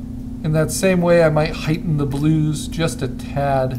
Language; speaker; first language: English; native; English